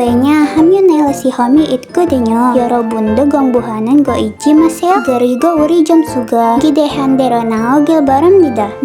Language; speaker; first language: Korean; non-native, learner; Indonesian